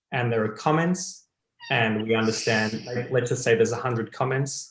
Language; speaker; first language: English; native; English